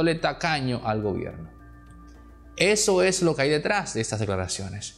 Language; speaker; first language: Spanish; native; Spanish